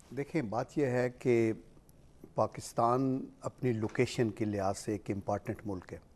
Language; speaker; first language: Urdu; native; Urdu